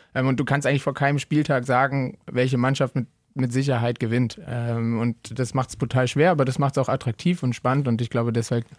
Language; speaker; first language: German; native; German